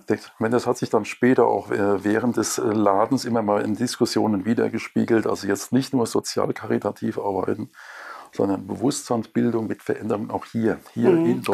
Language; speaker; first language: German; native; German